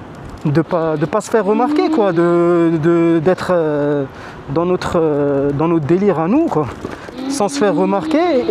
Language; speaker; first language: French; native; French